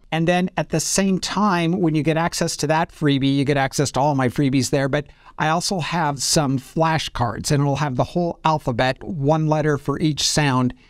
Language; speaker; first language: English; native; English